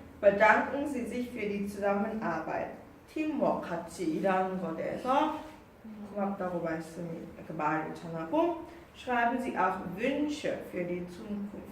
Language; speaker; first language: German; non-native, fluent; Korean